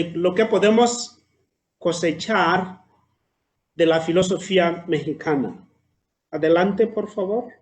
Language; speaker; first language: Spanish; non-native, fluent; Southern Sotho